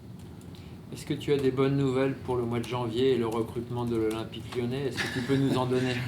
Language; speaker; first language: French; native; French